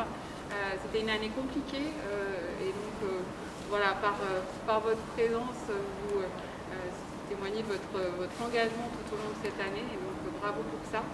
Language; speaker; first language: French; native; French